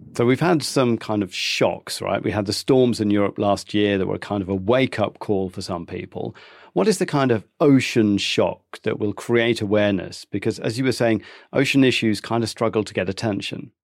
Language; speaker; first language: English; native; English